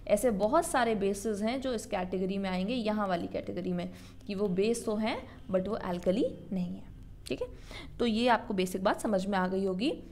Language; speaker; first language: Hindi; native; Hindi